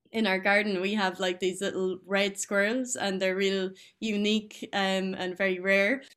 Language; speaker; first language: English; native; English